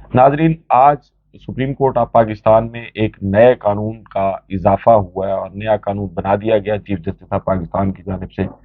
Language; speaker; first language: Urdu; native; Urdu